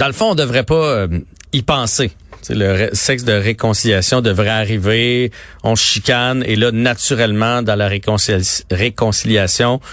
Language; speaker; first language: French; native; French